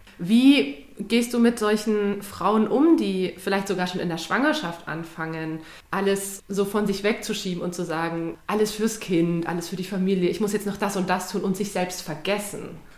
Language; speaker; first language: German; native; German